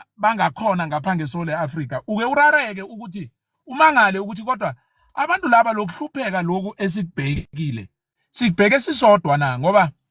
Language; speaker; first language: Zulu; non-native, local second language; South Ndebele